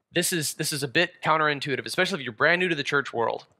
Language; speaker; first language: English; native; English